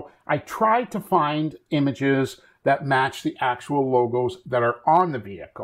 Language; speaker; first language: English; native; English